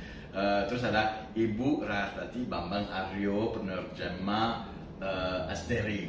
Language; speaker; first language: Indonesian; non-native, fluent; French